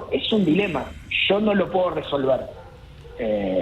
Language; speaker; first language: Spanish; native; Spanish